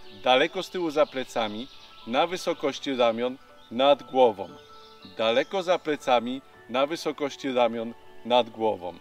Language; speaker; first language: Polish; native; Polish